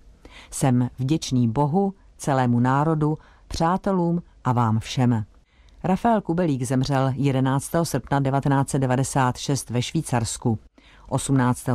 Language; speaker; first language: Czech; native; Czech